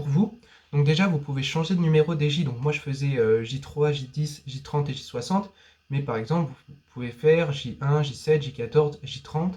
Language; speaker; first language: French; native; French